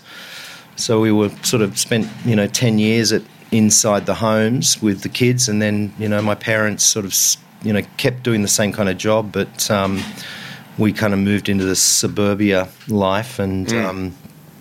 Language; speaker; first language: English; native; English